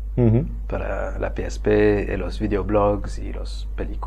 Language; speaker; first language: Spanish; non-native, fluent; French